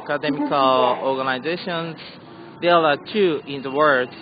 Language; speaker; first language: English; non-native, learner; Japanese